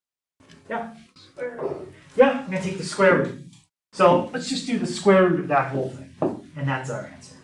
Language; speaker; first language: English; native; English